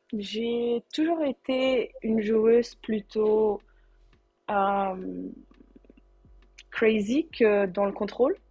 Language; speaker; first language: French; non-native, learner; Dutch